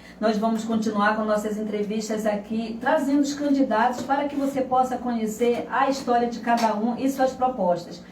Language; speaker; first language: Portuguese; native; Portuguese